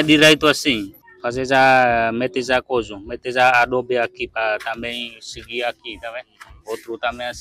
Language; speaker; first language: Portuguese; non-native, learner; Vietnamese